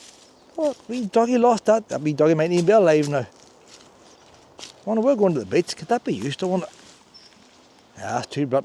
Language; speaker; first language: English; native; English